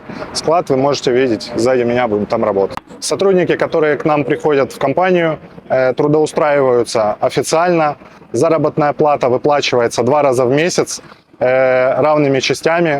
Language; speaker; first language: Russian; native; Russian